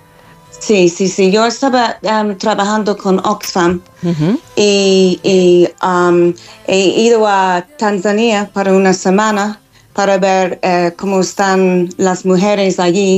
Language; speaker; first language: Spanish; non-native, fluent; English